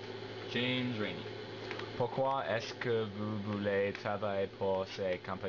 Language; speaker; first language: French; non-native, learner; English